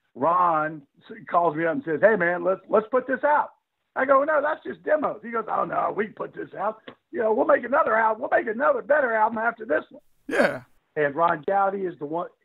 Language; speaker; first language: English; native; English